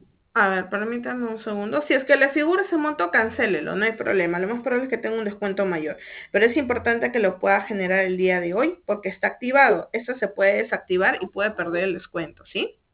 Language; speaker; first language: Spanish; native; Spanish